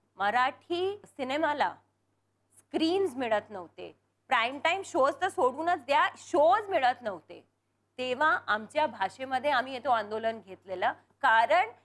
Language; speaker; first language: Marathi; non-native, local second language; Punjabi